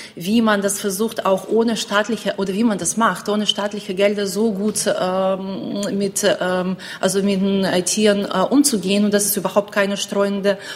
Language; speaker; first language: German; non-native, fluent; Ukrainian